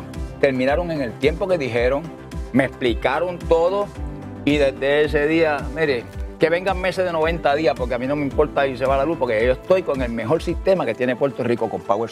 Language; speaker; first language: Spanish; native; Spanish